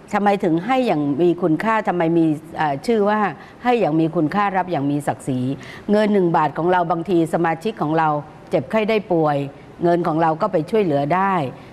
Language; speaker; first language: Thai; native; Thai